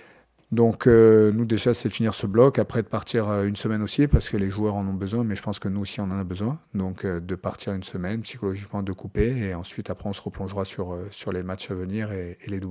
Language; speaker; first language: French; native; French